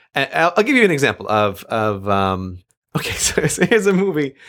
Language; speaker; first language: English; native; English